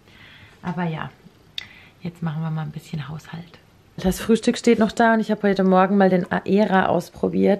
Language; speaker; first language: German; native; German